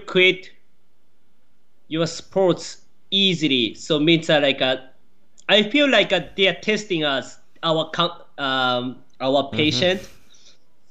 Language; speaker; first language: English; non-native, learner; Japanese